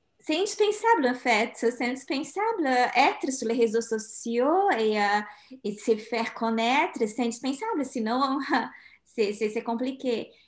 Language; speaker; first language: French; non-native, learner; Portuguese